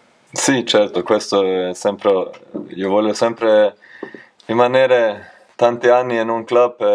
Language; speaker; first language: Italian; non-native, learner; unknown